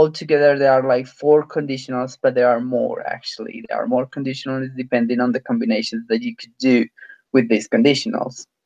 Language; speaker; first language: English; non-native, fluent; Spanish